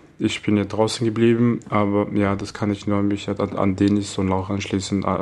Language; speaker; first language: German; non-native, fluent; Portuguese